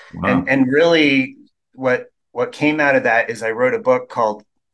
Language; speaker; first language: English; native; English